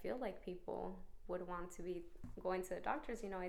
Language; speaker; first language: English; early bilingual, other home language; Spanish